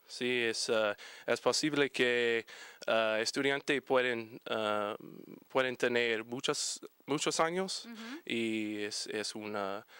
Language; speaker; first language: Spanish; non-native, learner; English